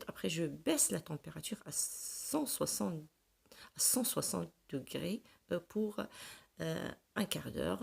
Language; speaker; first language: French; non-native, local second language; Arabic